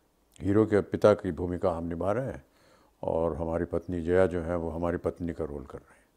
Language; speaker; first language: Hindi; native; Hindi